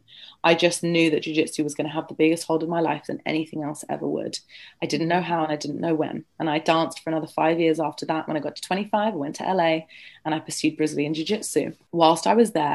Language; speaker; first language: English; native; English